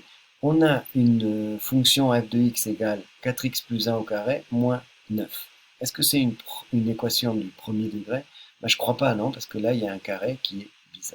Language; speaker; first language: French; native; French